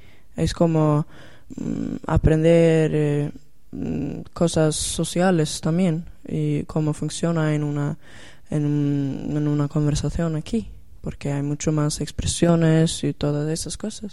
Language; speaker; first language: Spanish; non-native, learner; Swedish